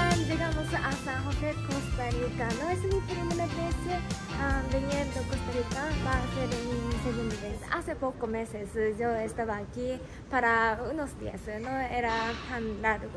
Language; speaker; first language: Spanish; non-native, learner; Japanese